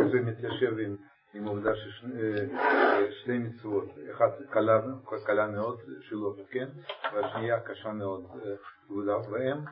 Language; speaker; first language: Hebrew; non-native, fluent; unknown